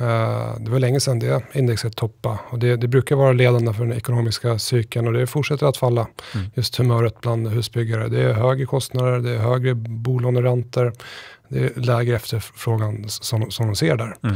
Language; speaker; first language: Swedish; native; Swedish